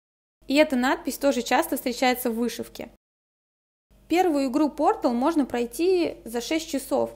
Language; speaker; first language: Russian; native; Russian